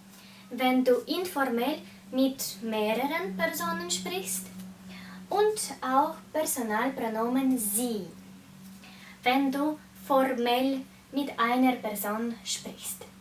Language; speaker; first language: German; non-native, fluent; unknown